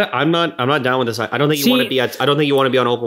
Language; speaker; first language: English; native; English